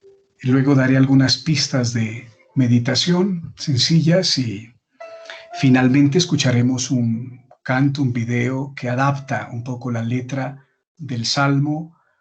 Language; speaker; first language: Spanish; native; Spanish